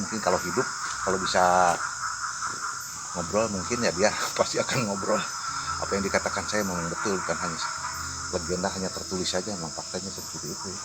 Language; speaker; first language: Indonesian; native; Indonesian